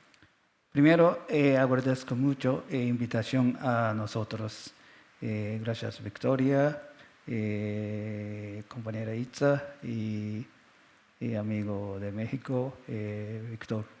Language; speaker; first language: Spanish; non-native, learner; Japanese